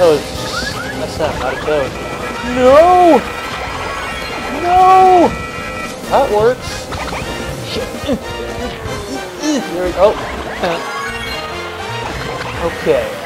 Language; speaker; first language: English; native; English